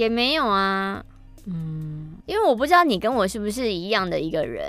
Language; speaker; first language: Chinese; native; Chinese